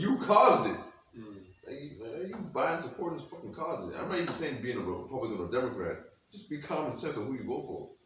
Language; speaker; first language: English; native; English